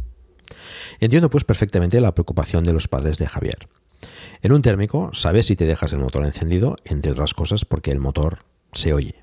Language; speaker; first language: Spanish; native; Spanish